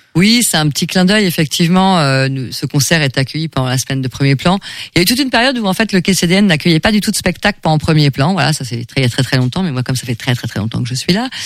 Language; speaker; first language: French; native; French